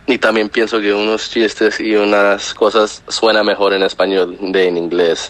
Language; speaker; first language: Spanish; early bilingual, heritage; Spanish